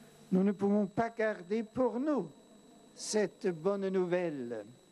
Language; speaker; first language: French; non-native, fluent; German